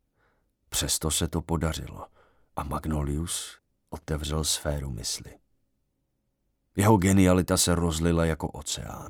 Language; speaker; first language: Czech; native; Czech